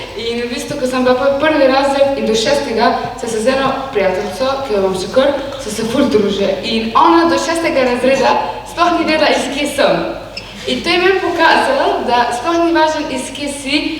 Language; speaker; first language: Slovenian; early bilingual, other home language; Albanian